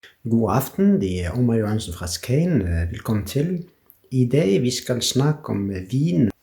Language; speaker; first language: Danish; non-native, fluent; French